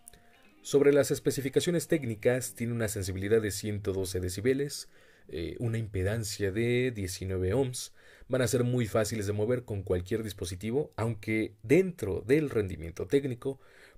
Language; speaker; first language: Spanish; native; Spanish